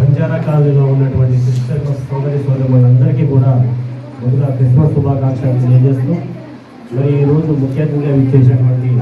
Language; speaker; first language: Telugu; non-native, local second language; Lambadi